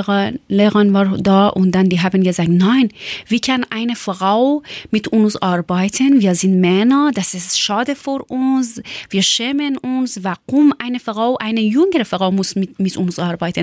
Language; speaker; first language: German; non-native, learner; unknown